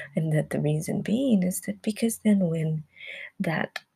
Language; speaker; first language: English; early bilingual, other home language; Spanish